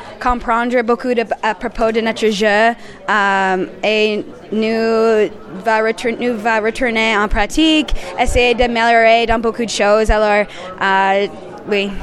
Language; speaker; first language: French; non-native, learner; English